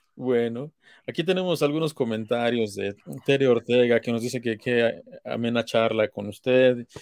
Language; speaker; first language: Spanish; native; Spanish